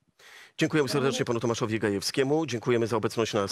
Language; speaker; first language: Polish; native; Polish